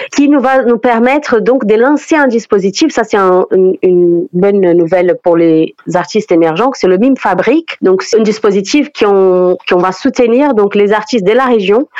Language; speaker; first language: French; non-native, fluent; Portuguese